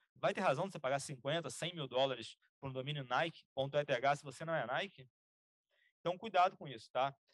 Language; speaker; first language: Portuguese; native; Portuguese